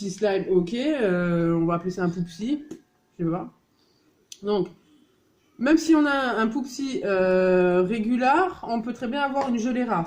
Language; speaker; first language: French; native; French